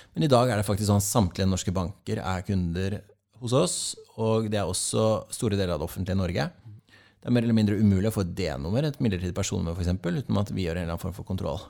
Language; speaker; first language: Norwegian; native; Norwegian